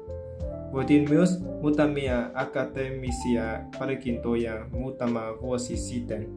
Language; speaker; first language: Finnish; non-native, fluent; Vietnamese